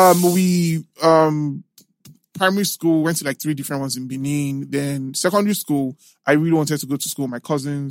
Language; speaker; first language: English; non-native, local second language; Yoruba